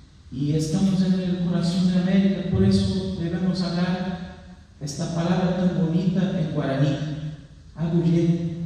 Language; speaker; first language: Spanish; non-native, fluent; Portuguese